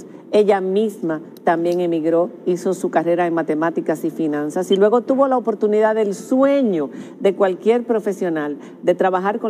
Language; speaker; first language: Spanish; native; Spanish